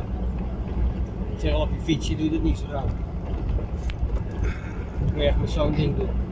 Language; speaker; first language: Dutch; native; Dutch